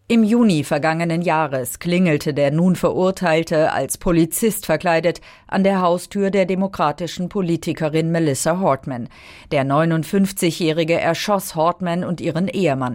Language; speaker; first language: German; native; German